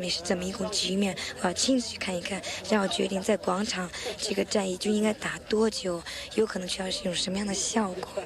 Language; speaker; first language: Chinese; native; Chinese